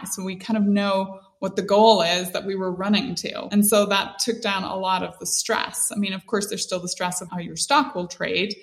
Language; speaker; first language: English; native; English